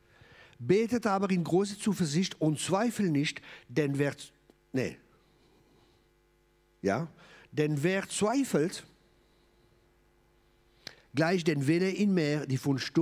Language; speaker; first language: German; non-native, fluent; French